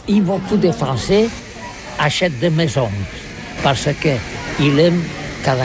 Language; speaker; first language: French; non-native, learner; Catalan